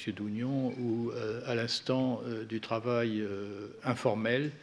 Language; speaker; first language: French; native; French